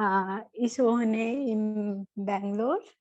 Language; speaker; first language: German; non-native, learner; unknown